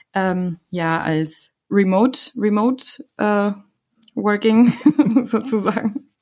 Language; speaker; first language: German; non-native, fluent; Spanish